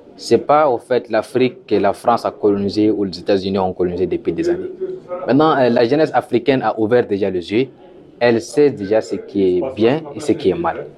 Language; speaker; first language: French; non-native, local second language; Sango